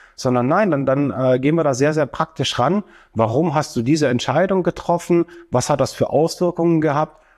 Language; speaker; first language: German; native; German